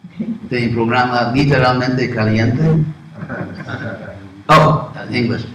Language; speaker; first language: Portuguese; non-native, fluent; English